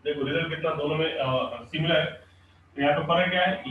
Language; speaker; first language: Hindi; non-native, local second language; Marathi